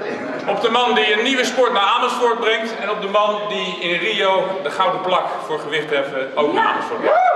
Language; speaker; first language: Dutch; native; Dutch